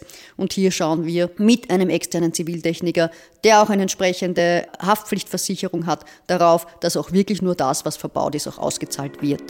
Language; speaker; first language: German; native; German